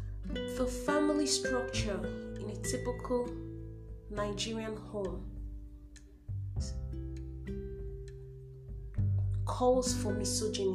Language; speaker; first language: English; non-native, local second language; Igbo